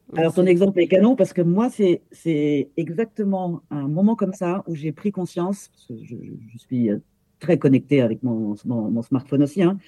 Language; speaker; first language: French; native; French